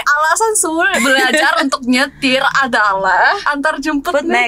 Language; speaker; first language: Indonesian; non-native, fluent; Korean